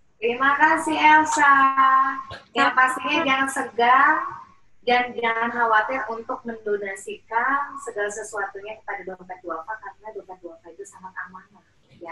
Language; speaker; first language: Indonesian; native; Indonesian